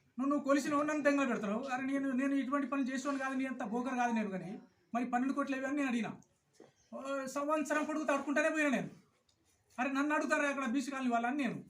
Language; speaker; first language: Telugu; non-native, local second language; Lambadi